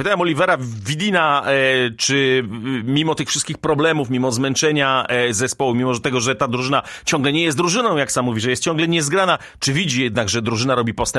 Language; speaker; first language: Polish; native; Polish